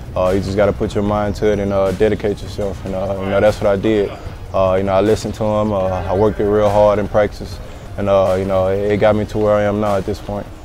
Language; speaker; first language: English; native; English